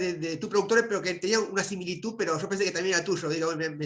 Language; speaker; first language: Spanish; native; Spanish